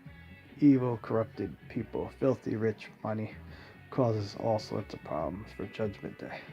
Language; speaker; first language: English; native; English